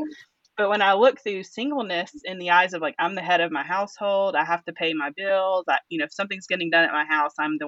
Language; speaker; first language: English; native; English